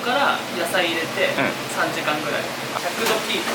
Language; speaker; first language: Japanese; native; Japanese